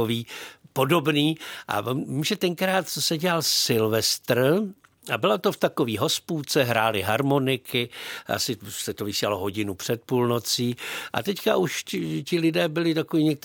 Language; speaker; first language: Czech; native; Czech